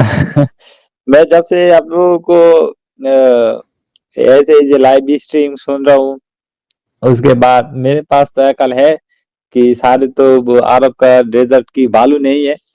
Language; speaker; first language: Hindi; non-native, learner; Bangla